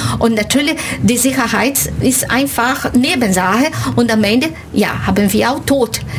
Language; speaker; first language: German; non-native, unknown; Portuguese